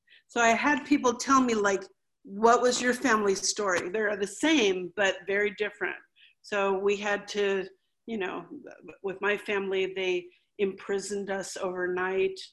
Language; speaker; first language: English; early bilingual, other home language; Spanish